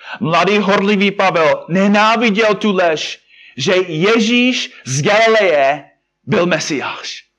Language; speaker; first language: Czech; non-native, fluent; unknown